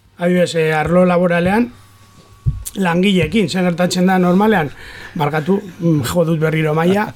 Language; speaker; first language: Basque; non-native, local second language; Spanish